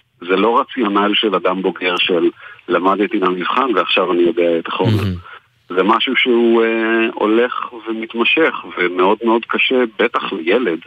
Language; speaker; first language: Hebrew; native; Hebrew